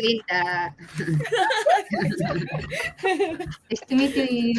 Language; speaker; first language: English; non-native, learner; Filipino